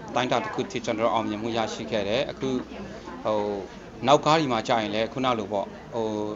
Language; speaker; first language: Burmese; non-native, local second language; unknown